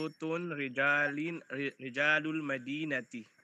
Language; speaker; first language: Arabic; non-native, learner; Filipino